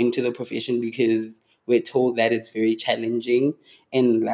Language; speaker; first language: English; non-native, local second language; Tswana